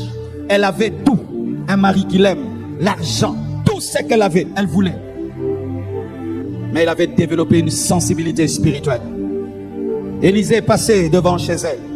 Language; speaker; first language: French; non-native, local second language; Lingala